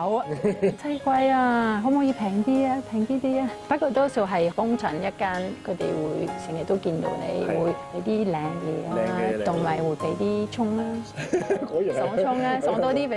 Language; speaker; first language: Cantonese; non-native, fluent; French